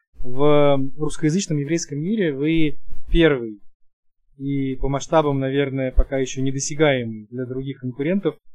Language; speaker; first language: Russian; native; Russian